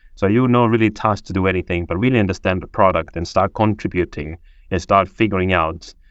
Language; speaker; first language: English; non-native, fluent; Portuguese